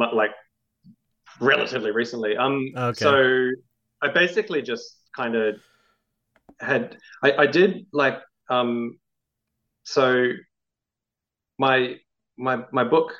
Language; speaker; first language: English; native; English